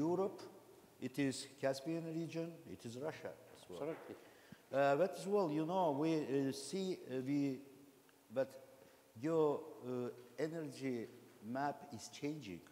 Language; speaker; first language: English; non-native, learner; Azerbaijani